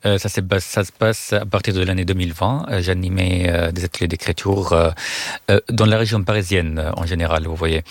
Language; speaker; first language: French; non-native, fluent; Arabic